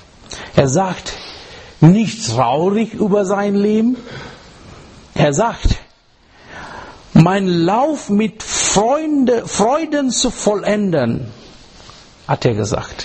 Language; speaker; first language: German; non-native, learner; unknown